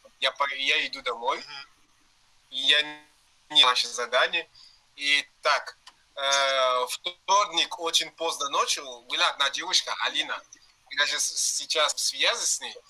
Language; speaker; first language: Russian; non-native, learner; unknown